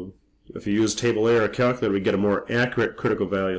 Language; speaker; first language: English; native; English